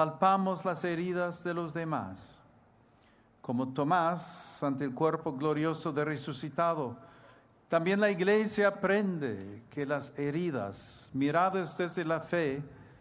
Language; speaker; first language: Spanish; non-native, fluent; English